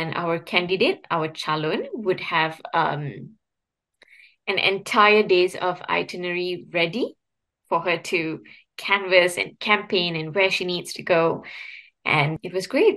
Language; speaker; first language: English; non-native, local second language; Tamil